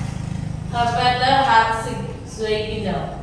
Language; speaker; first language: German; non-native, learner; Indonesian